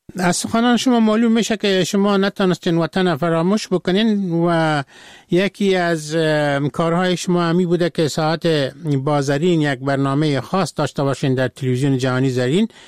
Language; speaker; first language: Persian; native; Persian